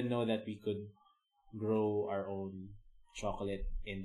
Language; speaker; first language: English; non-native, local second language; Filipino